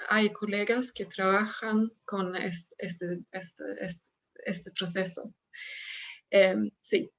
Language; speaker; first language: Spanish; non-native, fluent; Swedish